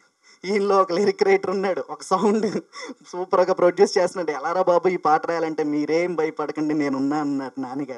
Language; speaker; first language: Telugu; native; Telugu